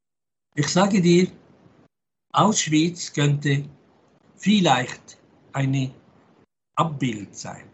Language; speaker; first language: German; non-native, fluent; Arabic